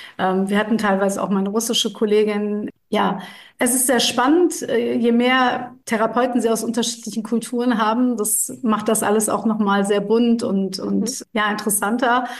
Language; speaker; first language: German; early bilingual, other home language; Turkish